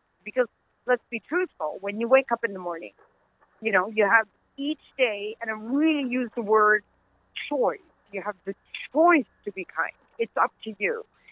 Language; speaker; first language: English; non-native, fluent; Dutch